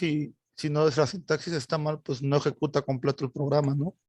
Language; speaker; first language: Spanish; native; Spanish